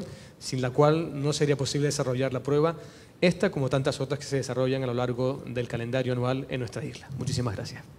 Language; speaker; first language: Spanish; native; Spanish